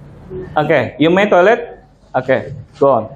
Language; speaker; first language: English; non-native, learner; Indonesian